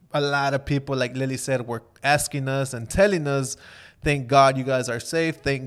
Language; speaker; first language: English; native; English